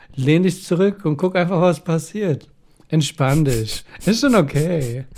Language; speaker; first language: German; early bilingual, other home language; Persian